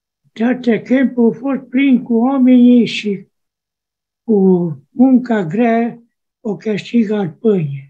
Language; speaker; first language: Romanian; non-native, local second language; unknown